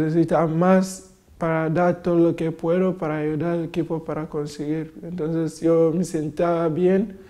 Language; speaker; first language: Spanish; non-native, fluent; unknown